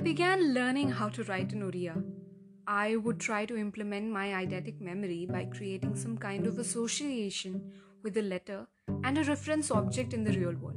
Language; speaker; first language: English; non-native, local second language; Odia